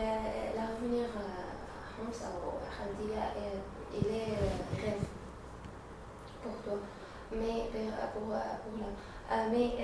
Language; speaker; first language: French; non-native, learner; Arabic